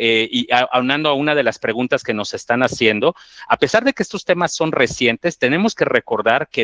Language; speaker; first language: Spanish; native; Spanish